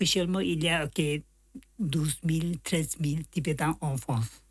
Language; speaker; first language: French; non-native, learner; Tibetan